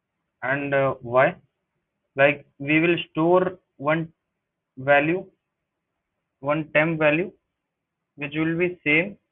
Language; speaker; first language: English; non-native, local second language; Hindi